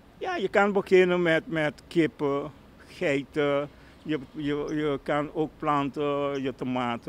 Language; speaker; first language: Dutch; non-native, local second language; Papiamento